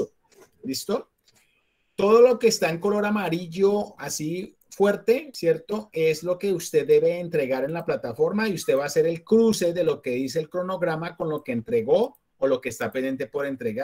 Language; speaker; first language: Spanish; native; Spanish